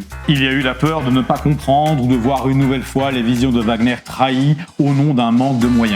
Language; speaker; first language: French; native; French